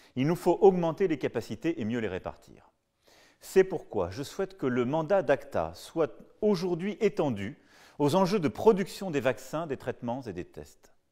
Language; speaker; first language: French; native; French